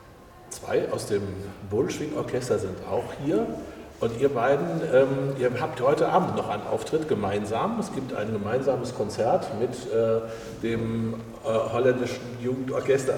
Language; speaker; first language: German; native; German